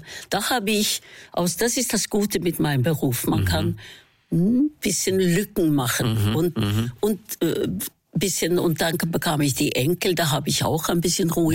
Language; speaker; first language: German; non-native, fluent; Norwegian